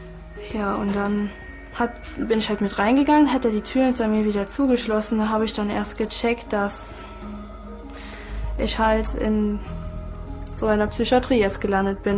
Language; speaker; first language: German; native; German